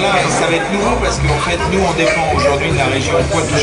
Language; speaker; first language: French; native; French